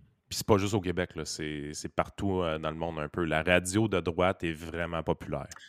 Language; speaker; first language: French; native; French